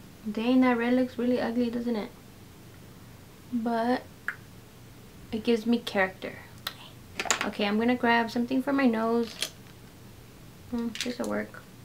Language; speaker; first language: English; early bilingual, other home language; Spanish